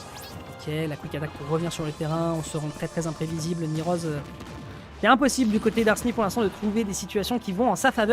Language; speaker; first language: French; native; French